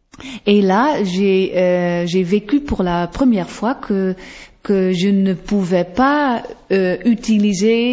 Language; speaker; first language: French; non-native, fluent; Western Frisian